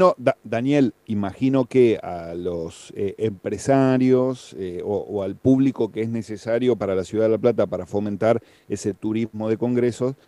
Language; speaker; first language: Spanish; native; Spanish